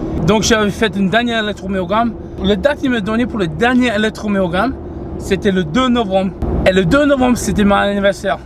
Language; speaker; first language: French; non-native, fluent; English